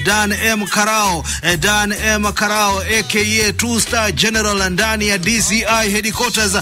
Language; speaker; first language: English; non-native, local second language; Swahili